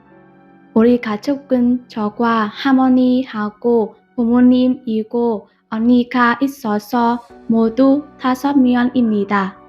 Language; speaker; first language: Korean; non-native, learner; Vietnamese